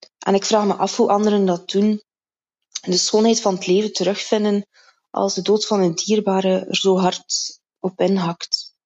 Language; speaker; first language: Dutch; native; Dutch